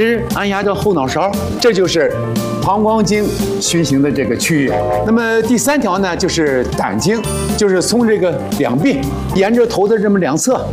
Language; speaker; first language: Chinese; native; Chinese